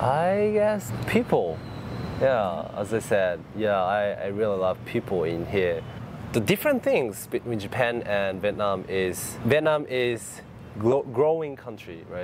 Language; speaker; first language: English; non-native, fluent; Japanese